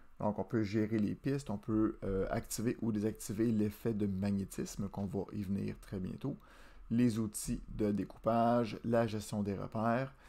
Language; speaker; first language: French; native; French